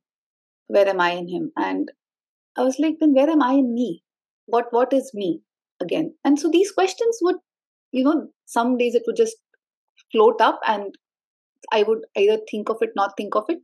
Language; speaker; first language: English; non-native, local second language; Hindi